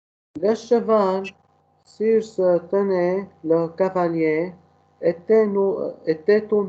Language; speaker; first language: French; non-native, learner; Arabic